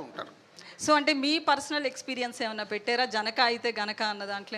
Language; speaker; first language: Telugu; native; Telugu